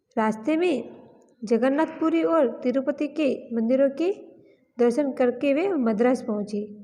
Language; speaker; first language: Hindi; non-native, local second language; Gujarati